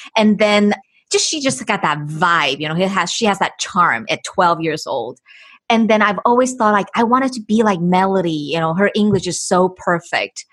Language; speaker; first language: English; non-native, fluent; Chinese